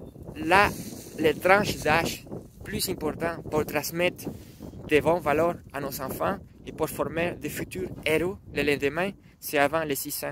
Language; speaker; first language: French; non-native, learner; Spanish